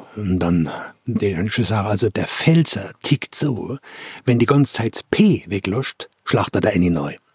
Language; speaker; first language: German; native; German